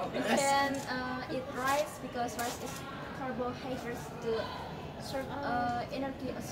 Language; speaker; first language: English; non-native, learner; Indonesian